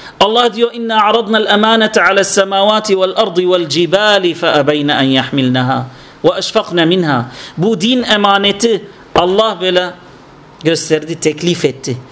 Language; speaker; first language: Turkish; non-native, fluent; Arabic